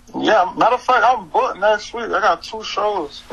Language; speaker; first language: English; early bilingual, other home language; Haitian Creole